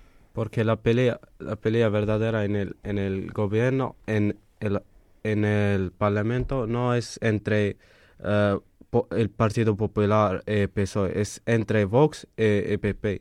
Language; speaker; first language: Spanish; non-native, fluent; Arabic